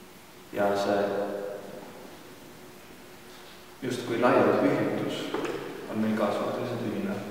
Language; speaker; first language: Estonian; native; Estonian